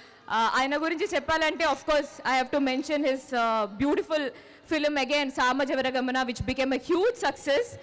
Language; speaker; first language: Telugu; non-native, fluent; Malayalam